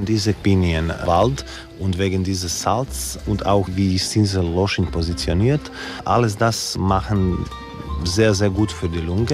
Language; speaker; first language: German; non-native, learner; Croatian